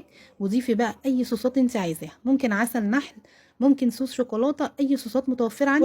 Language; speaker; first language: Arabic; native; Arabic